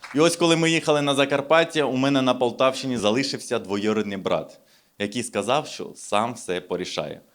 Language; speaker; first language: Ukrainian; non-native, local second language; Russian